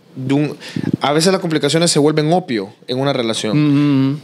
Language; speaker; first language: Spanish; native; Spanish